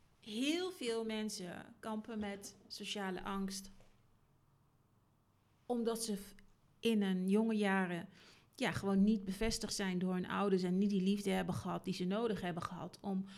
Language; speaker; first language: Dutch; native; Dutch